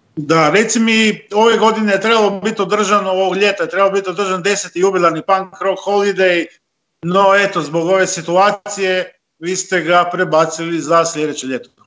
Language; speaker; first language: Croatian; native; Croatian